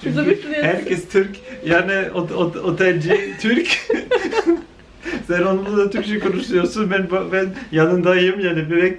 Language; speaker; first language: Turkish; non-native, learner; German